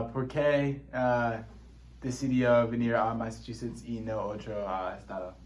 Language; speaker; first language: Spanish; non-native, learner; English